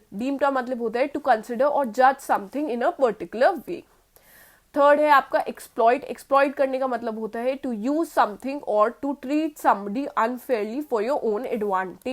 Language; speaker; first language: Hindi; native; Hindi